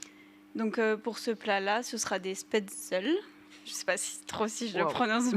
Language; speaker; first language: French; native; French